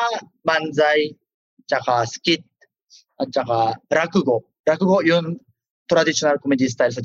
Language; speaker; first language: Filipino; non-native, learner; Japanese